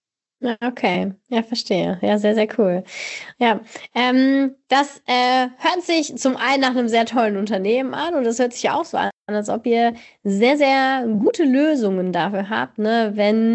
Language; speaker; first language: German; native; German